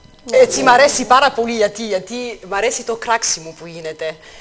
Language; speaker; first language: Greek; non-native, fluent; French